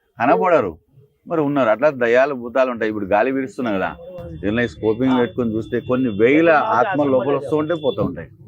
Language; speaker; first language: Telugu; native; Telugu